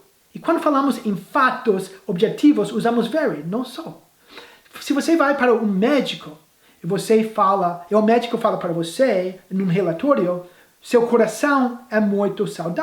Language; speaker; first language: Portuguese; non-native, fluent; English